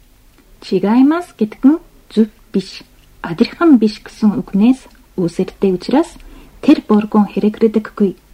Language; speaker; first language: Mongolian; non-native, fluent; Japanese